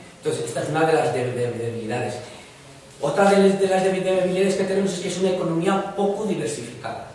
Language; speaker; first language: Spanish; native; Spanish